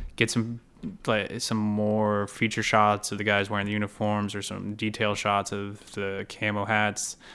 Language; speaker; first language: English; native; English